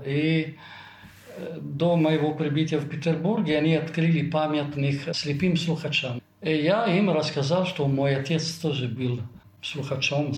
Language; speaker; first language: Russian; non-native, fluent; Italian